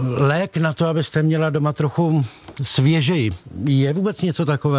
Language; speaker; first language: Czech; native; Czech